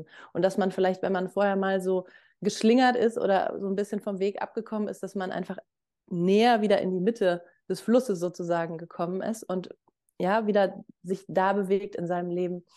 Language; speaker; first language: German; native; German